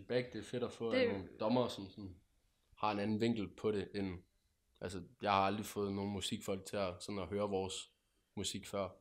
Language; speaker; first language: Danish; native; Danish